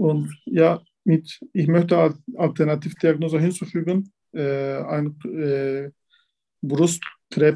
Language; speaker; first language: German; non-native, learner; Turkish